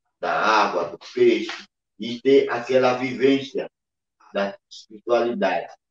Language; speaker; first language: Portuguese; non-native, local second language; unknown